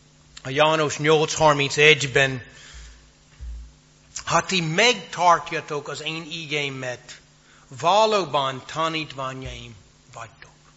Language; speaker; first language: Hungarian; non-native, fluent; English